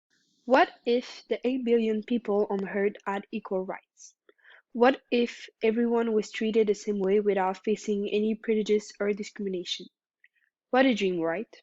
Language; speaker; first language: English; non-native, local second language; French